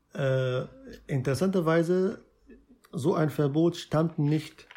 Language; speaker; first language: German; non-native, fluent; Arabic